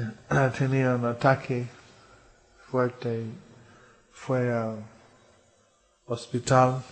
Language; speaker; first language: Spanish; non-native, fluent; English